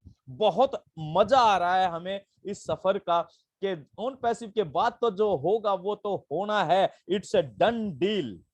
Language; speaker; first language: Hindi; native; Hindi